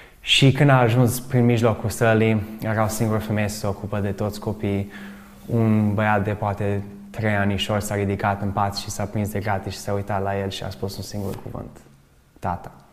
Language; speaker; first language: Romanian; early bilingual, other home language; English